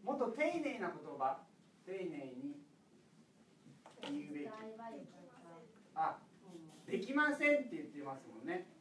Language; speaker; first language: Japanese; native; Japanese